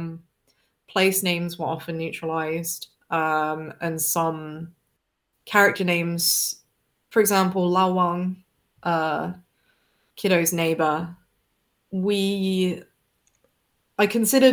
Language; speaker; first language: English; native; English